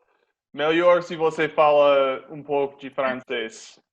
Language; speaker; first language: Portuguese; non-native, fluent; English